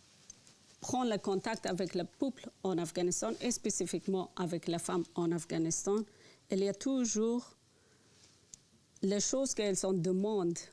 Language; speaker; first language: French; non-native, learner; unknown